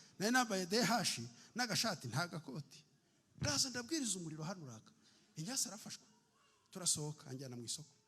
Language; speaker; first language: Kinyarwanda; early bilingual, heritage; Kinyarwanda